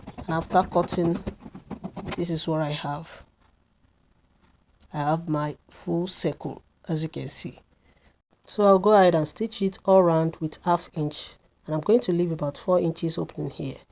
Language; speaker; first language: English; non-native, local second language; Yoruba